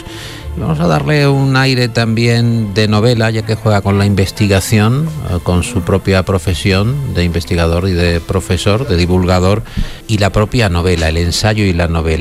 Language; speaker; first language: Spanish; native; Spanish